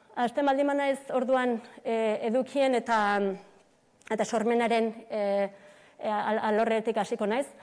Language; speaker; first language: Basque; native; Basque